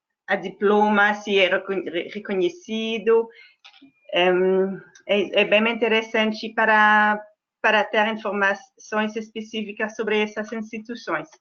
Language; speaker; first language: Portuguese; non-native, fluent; French